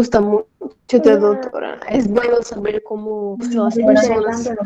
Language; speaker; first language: Spanish; non-native, learner; Portuguese